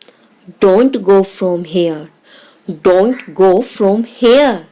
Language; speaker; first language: English; non-native, local second language; Hindi